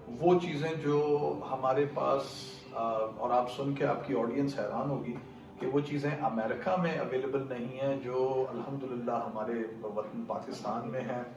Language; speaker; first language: Urdu; native; Urdu